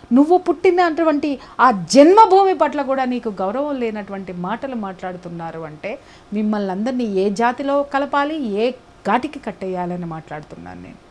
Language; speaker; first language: Telugu; native; Telugu